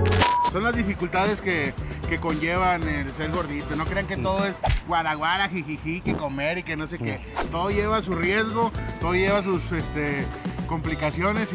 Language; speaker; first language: Spanish; native; Spanish